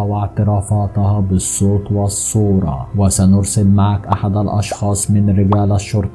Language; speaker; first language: Arabic; native; Arabic